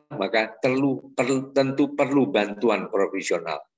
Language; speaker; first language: Indonesian; native; Indonesian